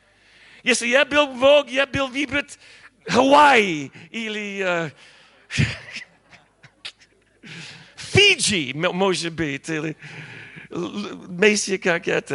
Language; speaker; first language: Russian; non-native, learner; English